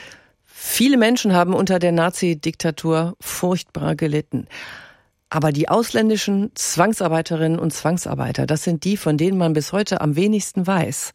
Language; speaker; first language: German; native; German